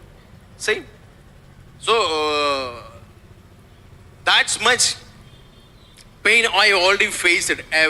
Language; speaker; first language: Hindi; non-native, local second language; Malayalam